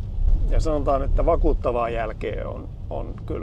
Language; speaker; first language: Finnish; native; Finnish